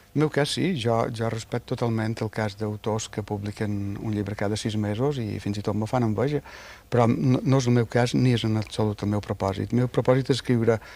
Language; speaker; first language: Catalan; native; Catalan